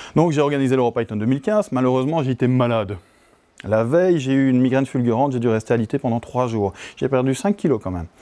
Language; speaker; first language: French; native; French